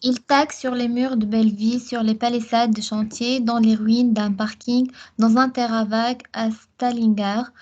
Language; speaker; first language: French; non-native, local second language; Arabic